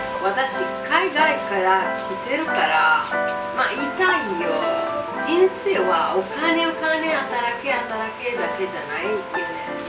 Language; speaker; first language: Japanese; non-native, learner; Italian